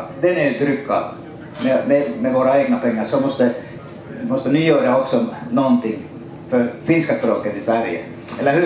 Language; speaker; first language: Swedish; non-native, fluent; Finnish